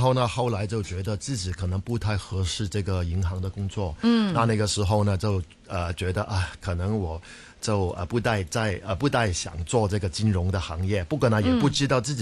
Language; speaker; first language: Chinese; non-native, fluent; Cantonese